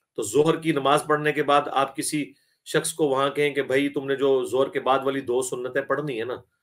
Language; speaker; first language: Urdu; non-native, local second language; Punjabi